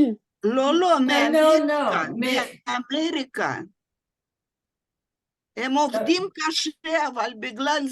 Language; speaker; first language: Hebrew; non-native, fluent; Russian